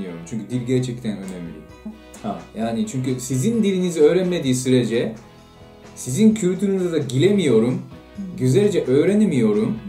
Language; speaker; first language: Turkish; non-native, fluent; Japanese